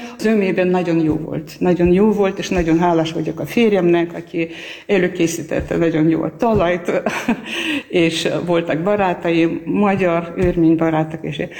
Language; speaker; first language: Hungarian; non-native, fluent; Armenian